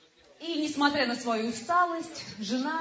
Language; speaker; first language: Russian; native; Russian